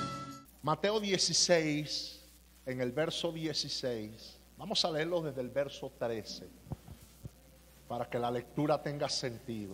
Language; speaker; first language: Spanish; native; Spanish